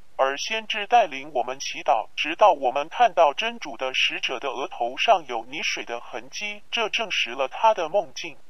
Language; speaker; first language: Chinese; non-native, local second language; Cantonese